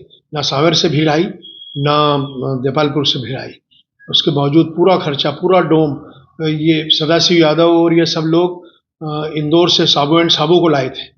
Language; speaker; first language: Hindi; native; Hindi